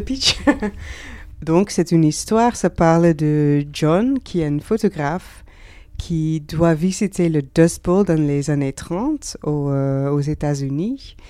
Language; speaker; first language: French; non-native, learner; Dutch